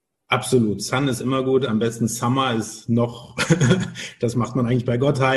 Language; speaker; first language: German; native; German